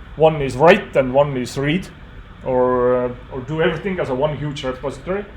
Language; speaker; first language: English; non-native, fluent; Estonian